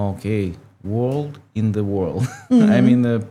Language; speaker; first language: English; non-native, learner; Russian